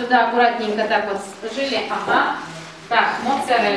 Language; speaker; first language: Russian; native; Russian